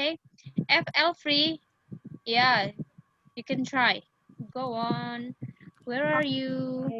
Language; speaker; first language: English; non-native, fluent; Indonesian